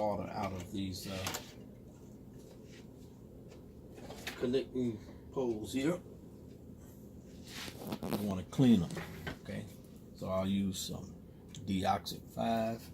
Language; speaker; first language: English; native; English